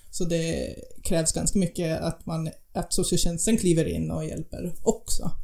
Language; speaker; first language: Swedish; non-native, fluent; English